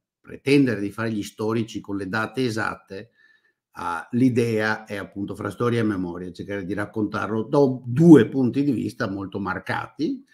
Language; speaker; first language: Italian; native; Italian